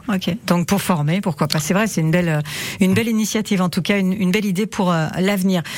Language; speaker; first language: French; native; French